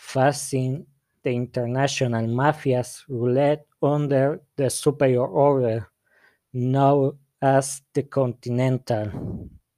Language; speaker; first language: English; non-native, learner; Spanish